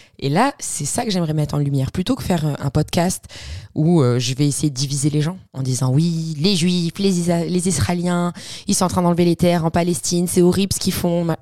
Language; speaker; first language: French; early bilingual, other home language; Arabic